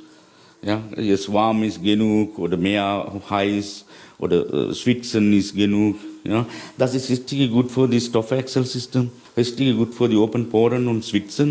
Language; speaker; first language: German; non-native, learner; Sinhala